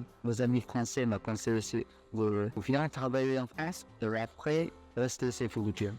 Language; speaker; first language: French; non-native, fluent; Filipino